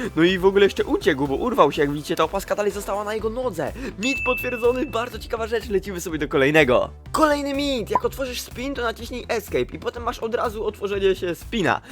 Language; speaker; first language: Polish; native; Polish